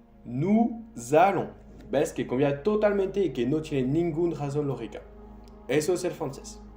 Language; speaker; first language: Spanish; non-native, fluent; French